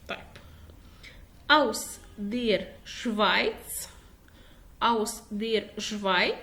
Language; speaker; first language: German; non-native, fluent; Arabic